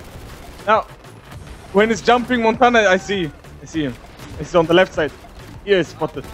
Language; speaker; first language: English; non-native, learner; Turkish